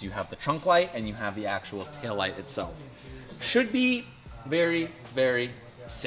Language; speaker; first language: English; native; English